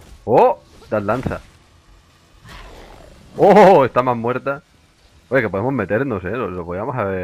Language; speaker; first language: Spanish; native; Spanish